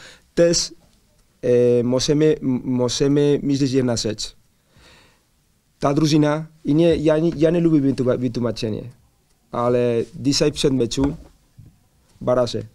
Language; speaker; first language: Polish; non-native, learner; Spanish